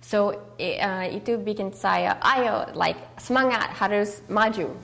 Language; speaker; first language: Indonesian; early bilingual, heritage; English